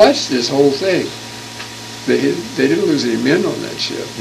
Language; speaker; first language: English; native; English